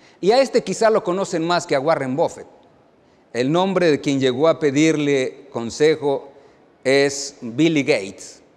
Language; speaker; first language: Spanish; native; Spanish